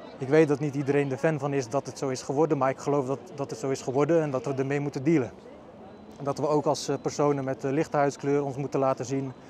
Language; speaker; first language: Dutch; early bilingual, other home language; Bosnian